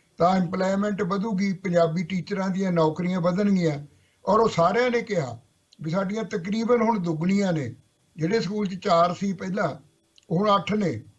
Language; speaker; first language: Punjabi; native; Punjabi